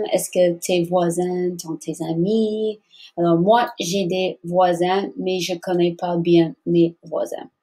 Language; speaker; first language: French; non-native, fluent; English